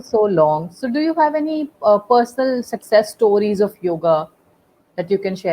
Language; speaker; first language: English; non-native, local second language; Hindi